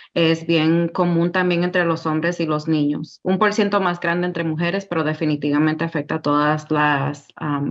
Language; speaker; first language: Spanish; early bilingual, heritage; Spanish